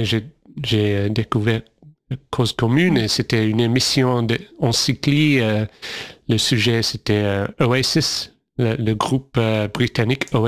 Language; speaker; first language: French; non-native, fluent; English